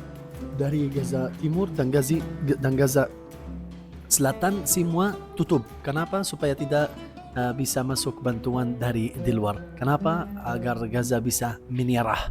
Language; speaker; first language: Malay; non-native, fluent; Arabic